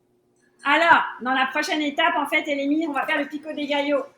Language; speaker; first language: French; native; French